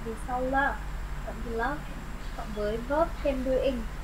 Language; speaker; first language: Vietnamese; native; Vietnamese